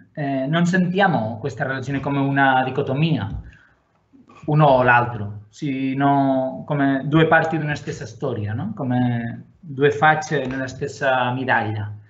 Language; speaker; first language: Italian; non-native, fluent; Catalan